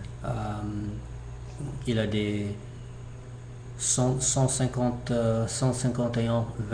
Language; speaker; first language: French; non-native, learner; English